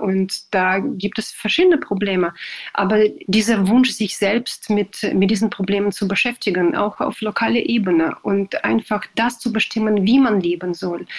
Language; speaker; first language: German; non-native, fluent; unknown